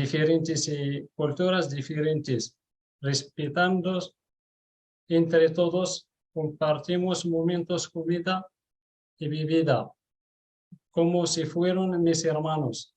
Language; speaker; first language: Spanish; non-native, learner; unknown